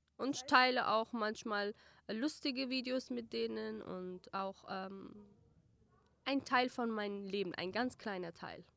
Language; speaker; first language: German; early bilingual, other home language; Kurdish